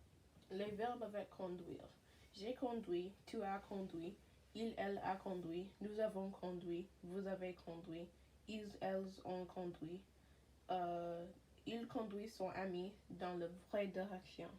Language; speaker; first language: French; non-native, learner; English